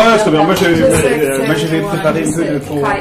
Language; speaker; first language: French; non-native, fluent; German